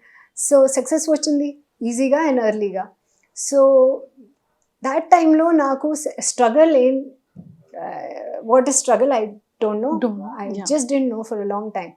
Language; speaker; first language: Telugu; non-native, local second language; Hindi